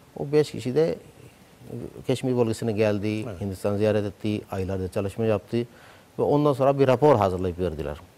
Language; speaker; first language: Turkish; non-native, fluent; Urdu